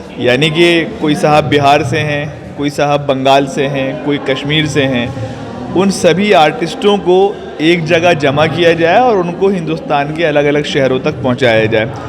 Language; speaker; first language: Urdu; native; Urdu